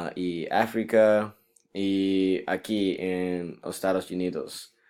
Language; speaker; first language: Spanish; non-native, learner; English